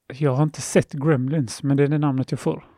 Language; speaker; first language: Swedish; early bilingual, other home language; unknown